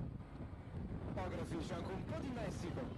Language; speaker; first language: Italian; native; Italian